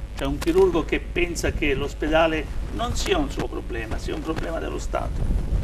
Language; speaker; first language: Italian; native; Italian